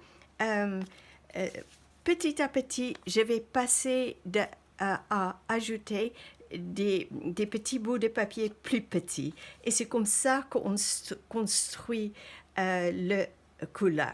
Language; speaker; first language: French; non-native, fluent; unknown